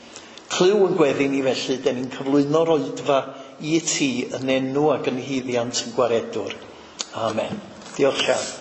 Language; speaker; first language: Welsh; native; Welsh